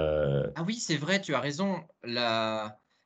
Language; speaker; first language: French; non-native, fluent; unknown